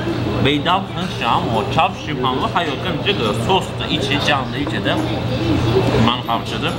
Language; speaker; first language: Chinese; non-native, fluent; Turkish